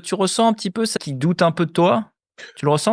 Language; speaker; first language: French; native; French